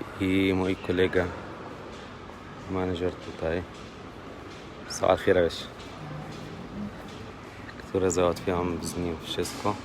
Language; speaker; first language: Polish; non-native, learner; Arabic